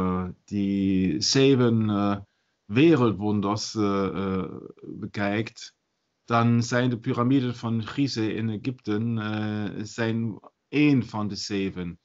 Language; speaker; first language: Dutch; non-native, fluent; German